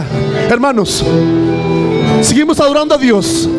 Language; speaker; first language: Spanish; native; Spanish